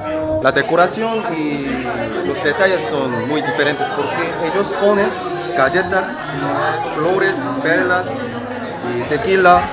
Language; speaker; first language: Spanish; non-native, fluent; Korean